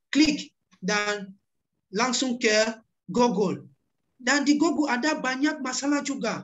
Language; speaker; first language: Indonesian; non-native, learner; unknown